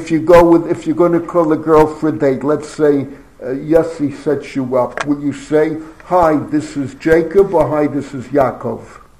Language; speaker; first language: English; native; English